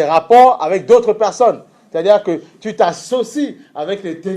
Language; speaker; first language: French; native; French